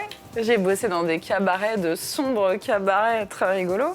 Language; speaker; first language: French; native; French